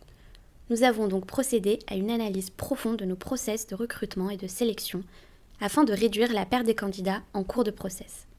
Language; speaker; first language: French; native; French